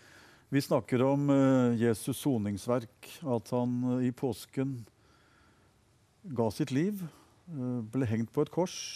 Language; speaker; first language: Norwegian; native; Norwegian